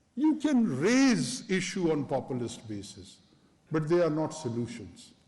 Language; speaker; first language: English; non-native, local second language; Urdu